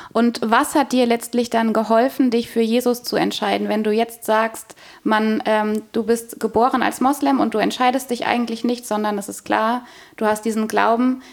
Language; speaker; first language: German; native; German